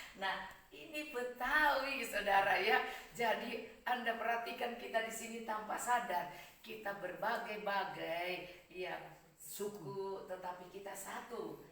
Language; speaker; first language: Indonesian; native; Indonesian